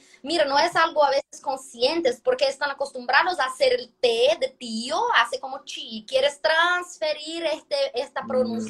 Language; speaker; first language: Spanish; non-native, fluent; Portuguese